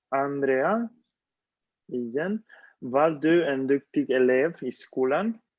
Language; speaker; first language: Swedish; non-native, fluent; Spanish